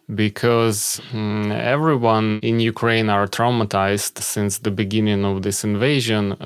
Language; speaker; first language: English; non-native, fluent; Ukrainian